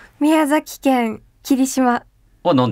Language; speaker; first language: Japanese; native; Japanese